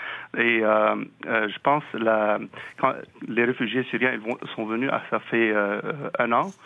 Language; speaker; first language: French; non-native, local second language; Arabic